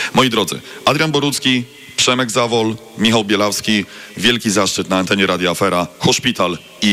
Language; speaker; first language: Polish; native; Polish